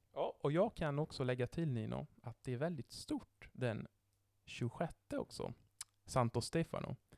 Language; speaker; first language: Swedish; non-native, fluent; Italian